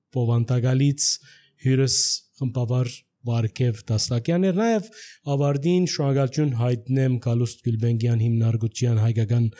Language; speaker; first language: Armenian; early bilingual, heritage; Armenian